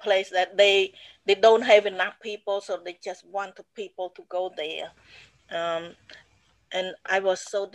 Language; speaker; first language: English; non-native, fluent; Khmer